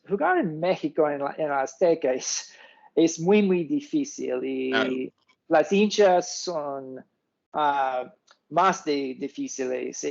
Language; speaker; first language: Spanish; non-native, fluent; English